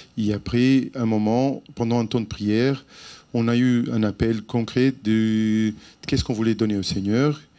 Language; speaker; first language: French; non-native, fluent; Portuguese